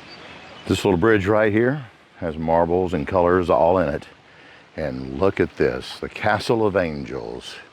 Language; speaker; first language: English; native; English